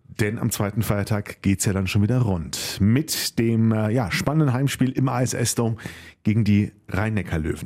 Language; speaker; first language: German; native; German